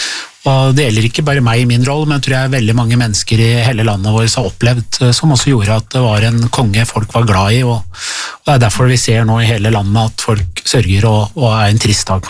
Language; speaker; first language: Norwegian; native; Norwegian